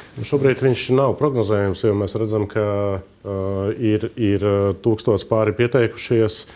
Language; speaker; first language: Latvian; native; Latvian